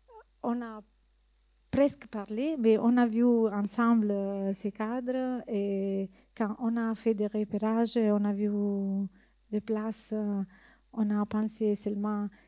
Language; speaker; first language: French; non-native, learner; Italian